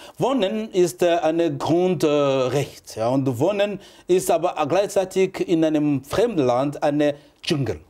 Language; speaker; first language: German; non-native, fluent; French